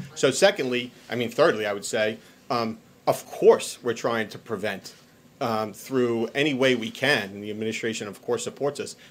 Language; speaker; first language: English; native; English